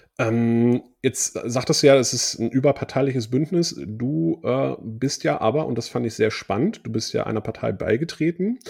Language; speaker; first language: German; native; German